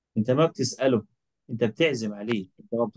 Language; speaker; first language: Arabic; native; Arabic